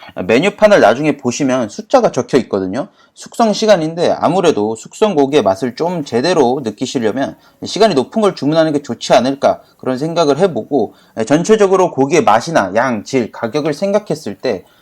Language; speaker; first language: Korean; native; Korean